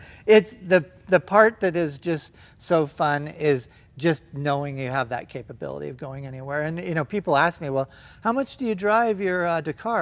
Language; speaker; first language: English; native; English